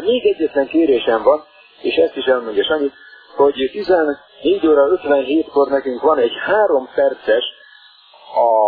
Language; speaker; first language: Hungarian; native; Hungarian